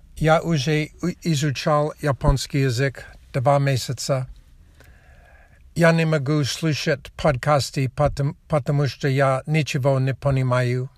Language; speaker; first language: Czech; non-native, learner; Russian